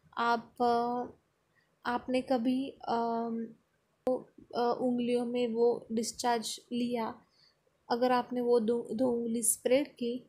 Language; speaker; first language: Hindi; non-native, local second language; Marathi